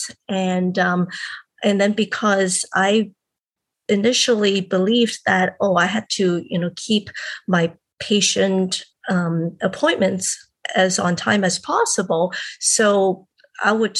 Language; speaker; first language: English; non-native, local second language; Cantonese